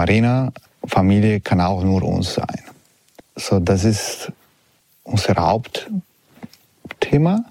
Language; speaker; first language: German; non-native, learner; Italian